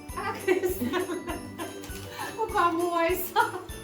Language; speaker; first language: Finnish; non-native, learner; Thai